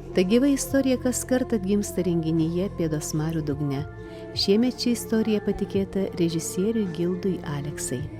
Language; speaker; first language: Lithuanian; native; Lithuanian